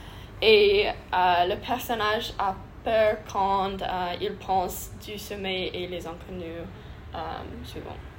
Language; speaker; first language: French; non-native, learner; English